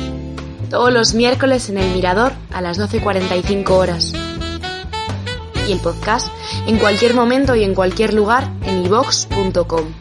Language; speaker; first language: Spanish; native; Spanish